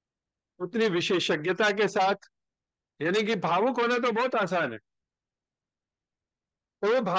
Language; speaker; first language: Hindi; native; Hindi